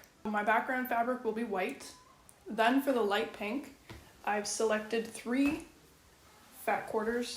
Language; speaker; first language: English; native; English